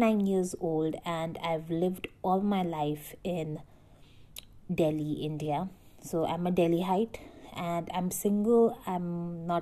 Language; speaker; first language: English; non-native, local second language; Hindi